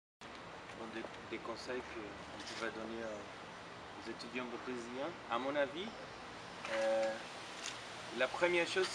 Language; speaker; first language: French; non-native, fluent; Portuguese